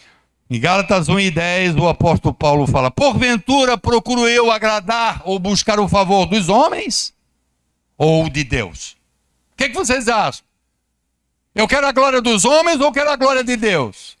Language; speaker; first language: Portuguese; native; Portuguese